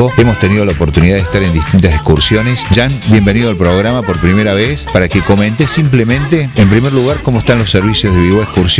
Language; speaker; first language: Spanish; native; Spanish